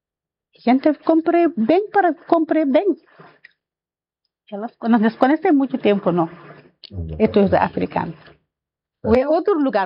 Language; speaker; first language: Portuguese; non-native, learner; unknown